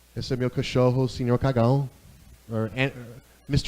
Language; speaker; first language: Portuguese; non-native, learner; English